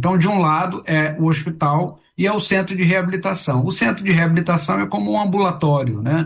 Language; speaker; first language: Portuguese; native; Portuguese